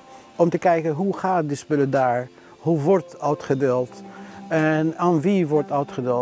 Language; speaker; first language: Dutch; non-native, learner; Arabic